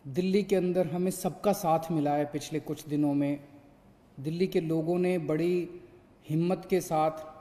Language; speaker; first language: Hindi; native; Hindi